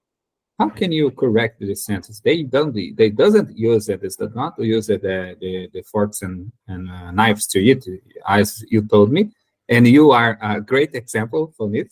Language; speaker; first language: English; non-native, learner; Portuguese